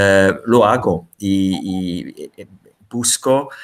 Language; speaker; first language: Spanish; non-native, fluent; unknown